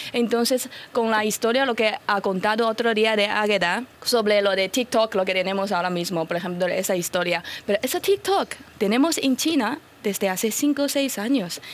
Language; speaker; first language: Spanish; non-native, fluent; Chinese